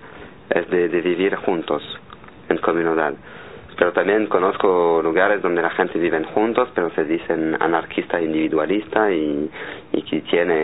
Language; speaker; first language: Spanish; non-native, fluent; French